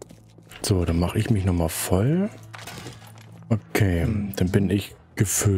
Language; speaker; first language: German; native; German